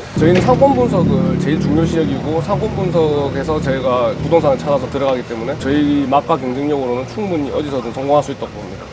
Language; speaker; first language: Korean; native; Korean